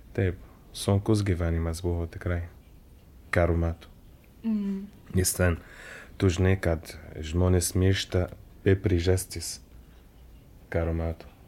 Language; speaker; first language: Lithuanian; non-native, learner; Arabic